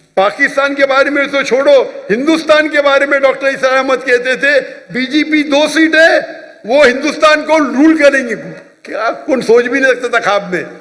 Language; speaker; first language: Urdu; non-native, local second language; Konkani